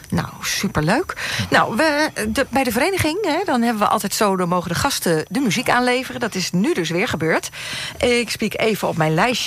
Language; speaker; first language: Dutch; native; Dutch